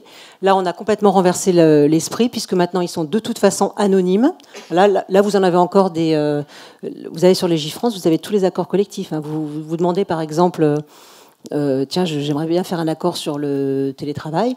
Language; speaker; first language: French; native; French